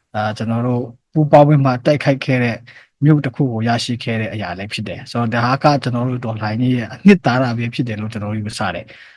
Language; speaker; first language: Burmese; non-native, local second language; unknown